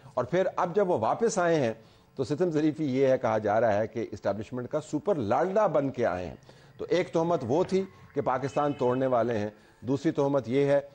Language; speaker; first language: Urdu; native; Urdu